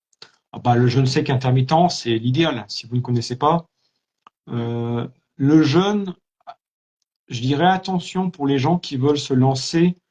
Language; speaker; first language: French; native; French